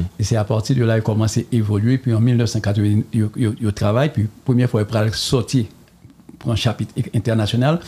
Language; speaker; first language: French; non-native, local second language; Haitian Creole